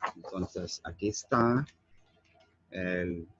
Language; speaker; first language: Spanish; non-native, learner; English